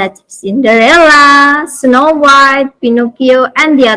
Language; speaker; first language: English; non-native, learner; Indonesian